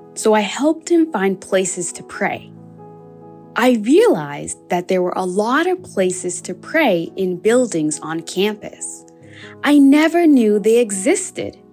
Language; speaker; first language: English; native; English